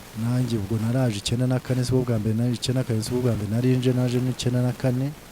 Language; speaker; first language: Kinyarwanda; early bilingual, heritage; Kinyarwanda